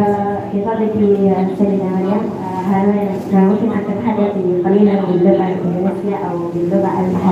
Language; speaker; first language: Arabic; non-native, learner; Indonesian